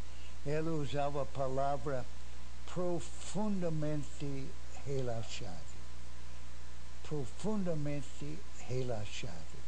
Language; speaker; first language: Portuguese; non-native, fluent; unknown